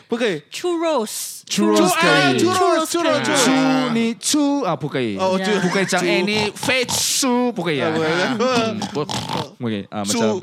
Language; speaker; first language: Chinese; non-native, learner; Malay